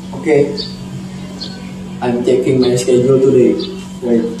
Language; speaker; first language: English; non-native, learner; Indonesian